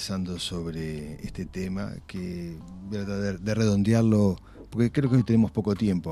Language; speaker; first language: Spanish; native; Spanish